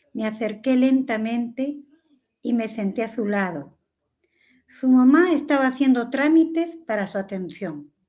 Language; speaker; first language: Spanish; native; Spanish